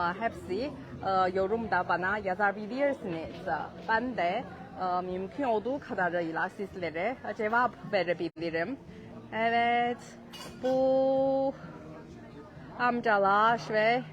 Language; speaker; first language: Turkish; non-native, learner; Chinese